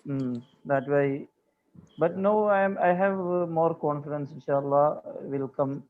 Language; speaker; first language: English; non-native, learner; Malayalam